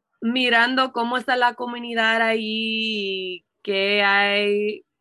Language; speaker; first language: Spanish; non-native, learner; English